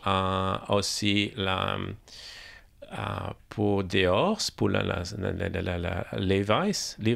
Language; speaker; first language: French; non-native, learner; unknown